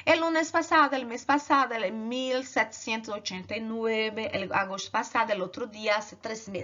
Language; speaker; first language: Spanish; non-native, learner; Portuguese